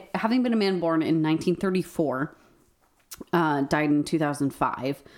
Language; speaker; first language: English; native; English